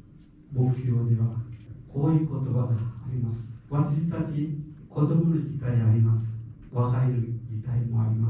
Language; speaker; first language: Japanese; non-native, learner; Sinhala